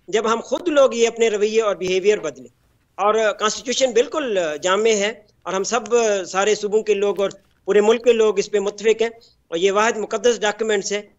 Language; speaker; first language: Urdu; native; Urdu